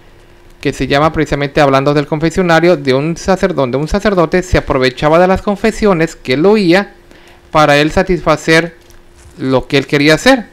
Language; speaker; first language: Spanish; native; Spanish